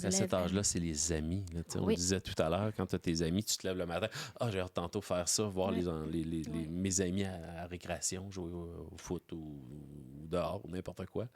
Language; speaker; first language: French; native; French